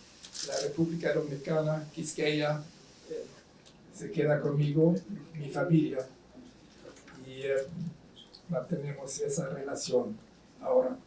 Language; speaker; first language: Spanish; non-native, fluent; Swedish